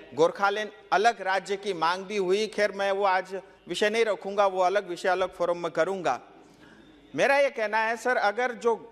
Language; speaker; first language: Hindi; non-native, local second language; Nepali